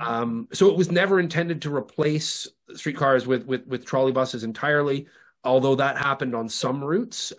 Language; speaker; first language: English; native; English